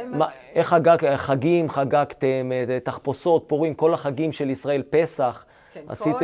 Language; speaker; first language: Hebrew; native; Hebrew